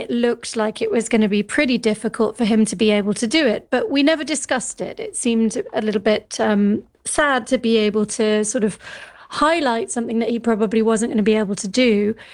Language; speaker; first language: English; native; English